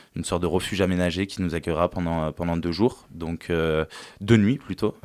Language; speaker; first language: French; native; French